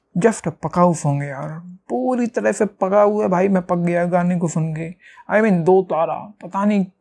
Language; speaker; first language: Hindi; native; Hindi